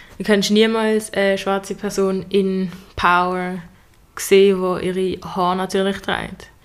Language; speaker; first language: German; native; German